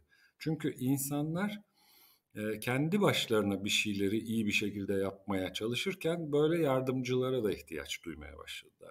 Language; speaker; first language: Turkish; native; Turkish